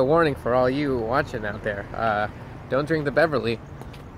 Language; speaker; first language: English; native; English